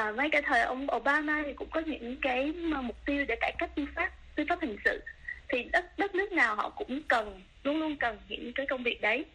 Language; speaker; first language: Vietnamese; early bilingual, other home language; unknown